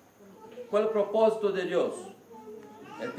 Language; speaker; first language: Spanish; non-native, learner; Portuguese